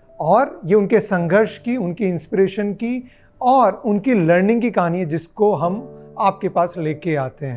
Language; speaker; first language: Hindi; native; Hindi